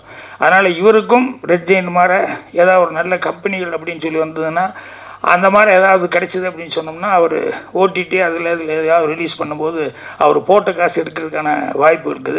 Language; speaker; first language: Tamil; native; Tamil